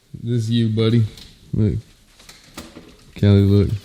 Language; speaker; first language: English; native; English